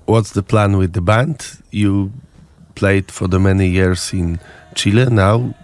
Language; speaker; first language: English; non-native, learner; Polish